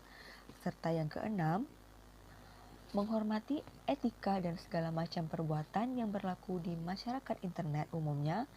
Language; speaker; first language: Indonesian; native; Indonesian